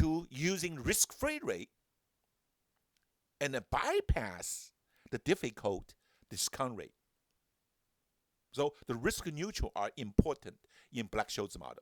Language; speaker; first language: English; non-native, fluent; Chinese